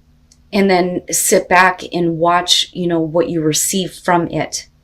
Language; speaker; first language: English; native; English